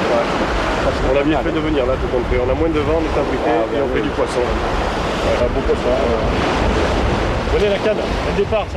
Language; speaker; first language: French; native; French